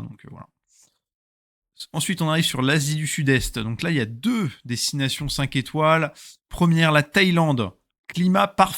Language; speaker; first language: French; native; French